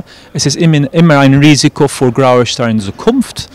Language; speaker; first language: German; non-native, fluent; English